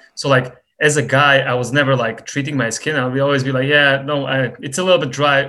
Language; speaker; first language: English; non-native, fluent; Serbian